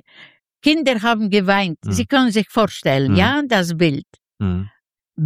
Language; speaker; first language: German; non-native, learner; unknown